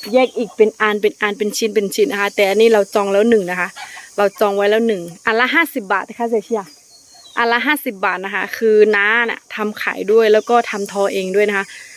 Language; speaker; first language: Thai; non-native, local second language; Karen languages